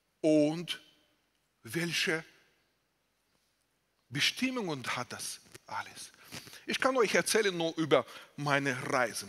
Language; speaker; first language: German; non-native, fluent; Russian